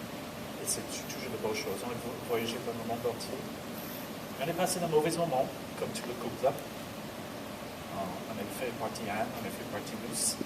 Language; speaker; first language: French; non-native, learner; English